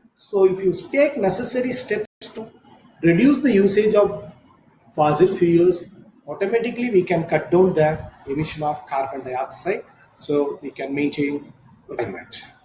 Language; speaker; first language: English; non-native, local second language; Tamil